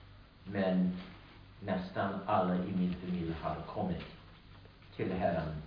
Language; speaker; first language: Swedish; non-native, learner; English